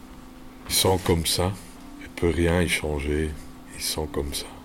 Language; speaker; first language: French; non-native, local second language; Dutch